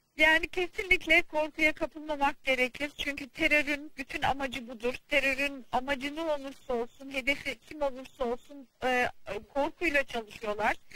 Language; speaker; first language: Turkish; early bilingual, heritage; Turkish